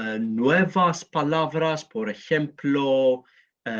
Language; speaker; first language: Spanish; non-native, learner; Greek